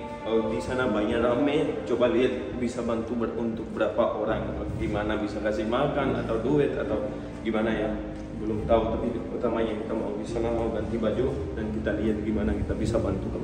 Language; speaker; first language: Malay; non-native, learner; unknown